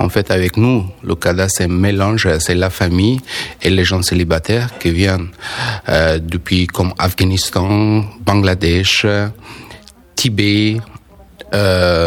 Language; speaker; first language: French; non-native, learner; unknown